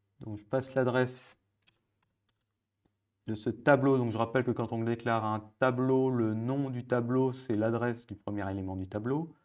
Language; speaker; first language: French; native; French